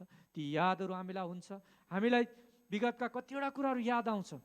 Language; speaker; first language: Nepali; native; Nepali